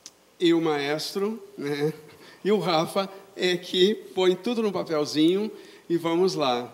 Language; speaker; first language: Portuguese; native; Portuguese